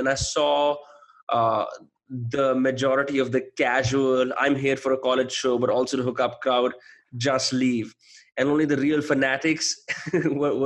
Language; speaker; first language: English; non-native, local second language; Hindi